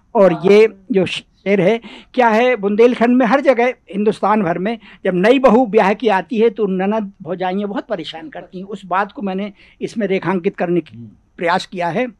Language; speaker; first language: Hindi; native; Hindi